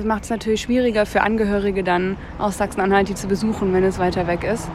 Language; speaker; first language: German; native; German